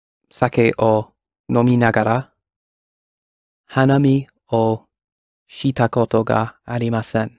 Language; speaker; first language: Japanese; non-native, learner; English